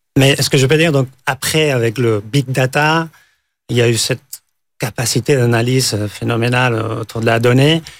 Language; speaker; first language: French; non-native, fluent; Catalan